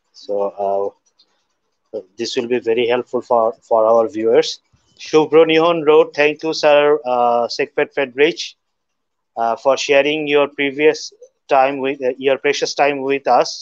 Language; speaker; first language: English; non-native, local second language; Bangla